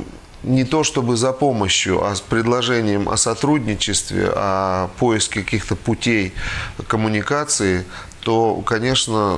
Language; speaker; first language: Russian; native; Russian